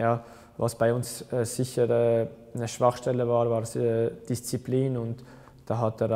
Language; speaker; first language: German; early bilingual, other home language; Albanian